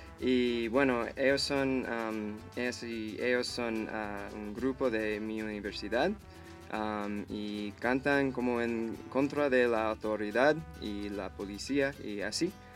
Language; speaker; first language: Spanish; non-native, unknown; English